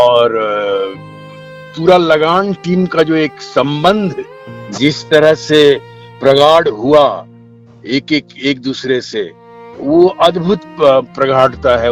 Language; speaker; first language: Hindi; native; Hindi